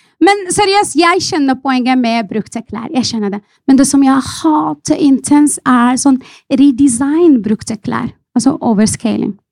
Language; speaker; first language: Norwegian; non-native, fluent; Arabic